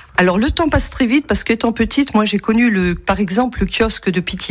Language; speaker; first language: French; native; French